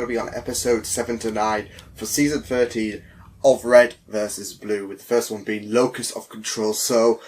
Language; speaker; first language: English; native; English